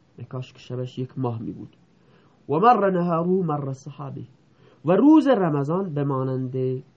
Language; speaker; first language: Persian; non-native, local second language; Baluchi